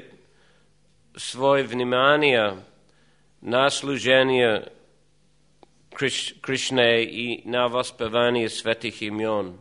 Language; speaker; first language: Russian; non-native, fluent; English